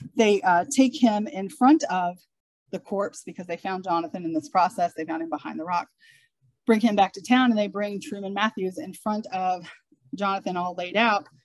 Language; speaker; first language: English; native; English